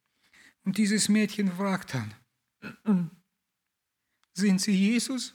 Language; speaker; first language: German; non-native, fluent; Russian